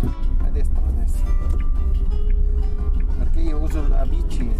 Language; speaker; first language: Italian; non-native, learner; Arabic